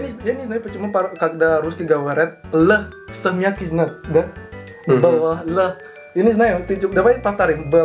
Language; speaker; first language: Russian; non-native, learner; Indonesian